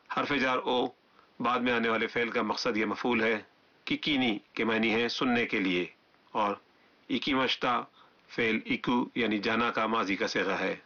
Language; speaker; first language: Urdu; native; Urdu